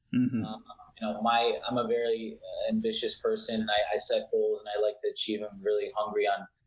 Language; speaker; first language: English; early bilingual, other home language; Italian